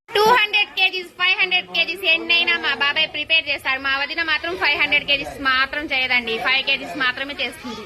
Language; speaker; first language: Telugu; non-native, local second language; Urdu